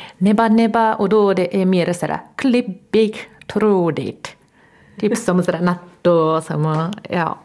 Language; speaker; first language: Swedish; non-native, fluent; Japanese